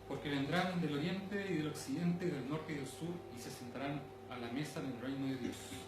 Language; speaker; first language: Spanish; native; Spanish